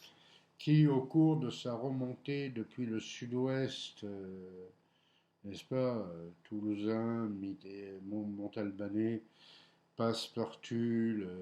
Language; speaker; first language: French; native; French